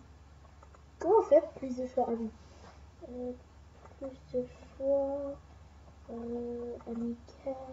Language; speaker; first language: French; native; French